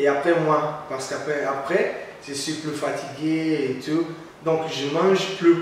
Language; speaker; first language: French; non-native, learner; Portuguese